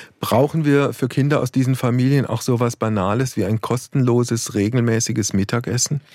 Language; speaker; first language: German; native; German